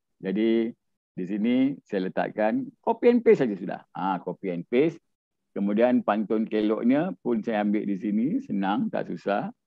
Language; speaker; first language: Malay; native; Malay